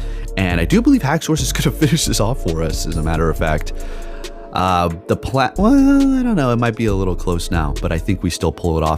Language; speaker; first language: English; native; English